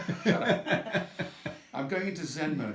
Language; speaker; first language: English; native; English